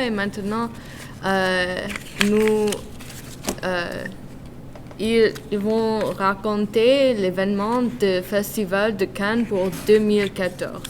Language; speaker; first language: French; non-native, learner; English